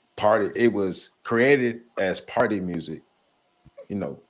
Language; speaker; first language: English; native; English